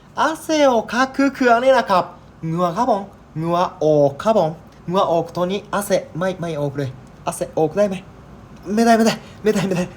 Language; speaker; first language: Thai; non-native, learner; Japanese